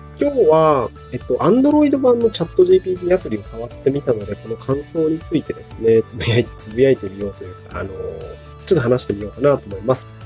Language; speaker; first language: Japanese; native; Japanese